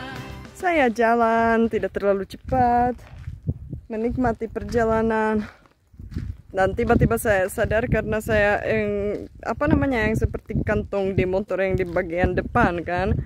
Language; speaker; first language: Indonesian; non-native, fluent; Czech